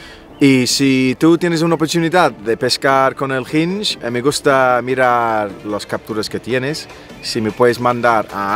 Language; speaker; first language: Spanish; non-native, fluent; English